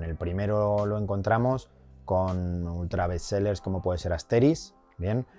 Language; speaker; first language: Spanish; native; Spanish